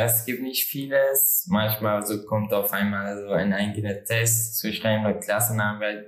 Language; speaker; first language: German; non-native, learner; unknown